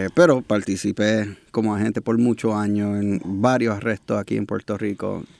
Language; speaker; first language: Spanish; early bilingual, heritage; Spanish